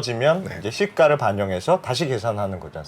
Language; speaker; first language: Korean; native; Korean